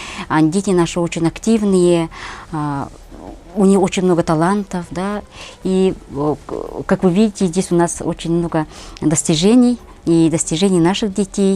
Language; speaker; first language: Russian; non-native, local second language; Yakut